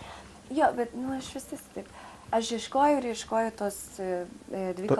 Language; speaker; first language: Lithuanian; non-native, learner; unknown